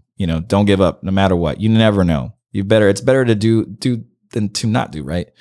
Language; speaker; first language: English; early bilingual, other home language; Spanish